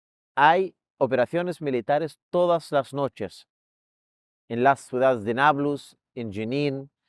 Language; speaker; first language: Spanish; non-native, fluent; Arabic